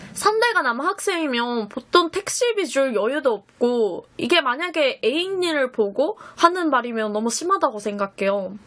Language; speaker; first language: Korean; non-native, fluent; Japanese